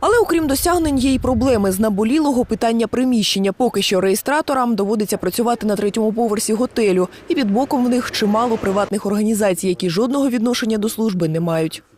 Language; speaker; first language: Ukrainian; native; Ukrainian